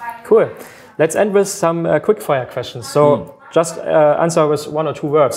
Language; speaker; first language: English; non-native, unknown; German